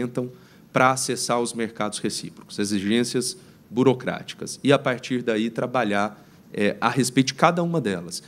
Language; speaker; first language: Portuguese; native; Portuguese